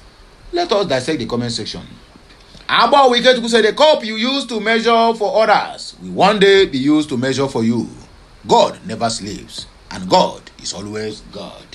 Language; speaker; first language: English; non-native, local second language; Igbo